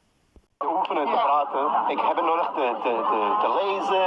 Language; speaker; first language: Dutch; non-native, learner; Portuguese